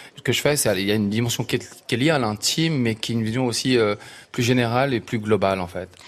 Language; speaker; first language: French; native; French